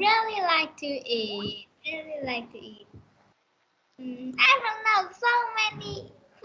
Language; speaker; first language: English; non-native, learner; Vietnamese